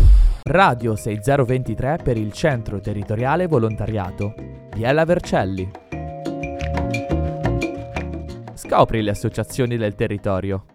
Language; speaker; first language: Italian; native; Italian